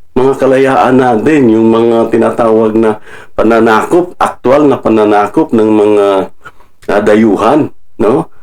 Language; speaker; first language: Filipino; non-native, local second language; Cebuano